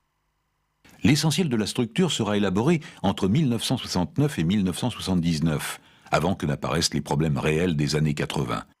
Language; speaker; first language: French; native; French